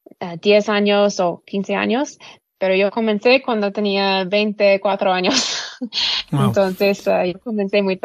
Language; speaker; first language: Spanish; non-native, learner; English